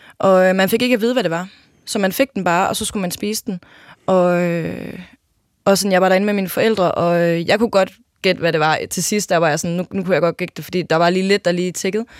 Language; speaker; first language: Danish; native; Danish